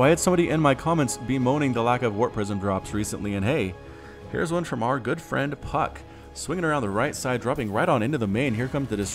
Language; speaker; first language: English; native; English